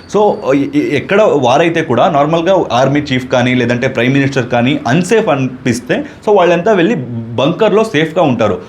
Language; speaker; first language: Telugu; non-native, local second language; Kannada